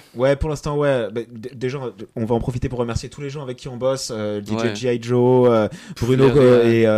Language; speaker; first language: French; native; French